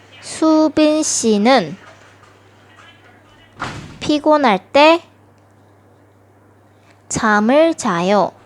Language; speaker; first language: Korean; non-native, fluent; Thai